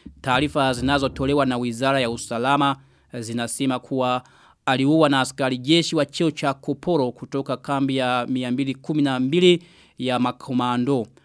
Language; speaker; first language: Swahili; non-native, local second language; Rundi